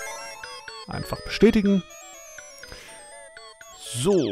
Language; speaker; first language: German; native; German